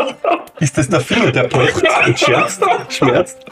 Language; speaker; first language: German; native; German